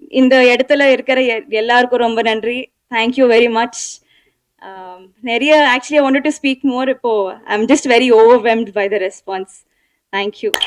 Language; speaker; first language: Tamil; non-native, learner; Telugu